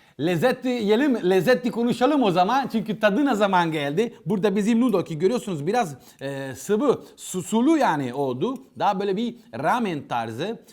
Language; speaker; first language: Turkish; non-native, learner; Italian